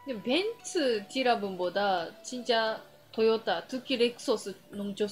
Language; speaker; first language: Korean; non-native, fluent; Japanese